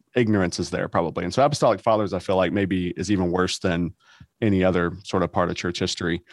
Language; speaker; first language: English; native; English